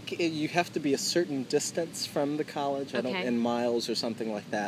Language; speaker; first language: English; native; English